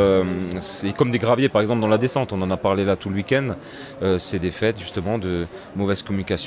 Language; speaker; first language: French; native; French